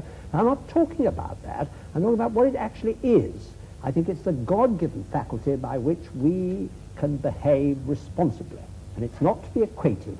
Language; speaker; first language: English; native; English